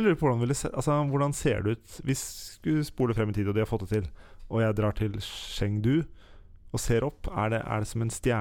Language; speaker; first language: Norwegian; native; Norwegian